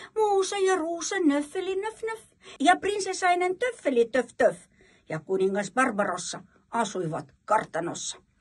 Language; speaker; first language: Finnish; non-native, fluent; Russian